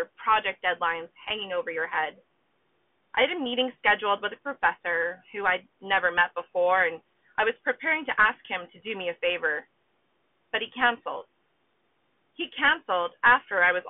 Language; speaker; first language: English; native; English